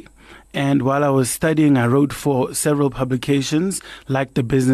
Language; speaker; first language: English; non-native, local second language; Tswana